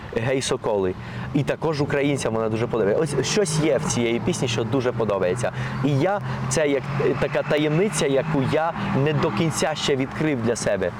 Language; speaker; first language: Ukrainian; non-native, fluent; Spanish